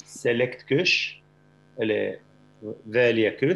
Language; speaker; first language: Swedish; non-native, fluent; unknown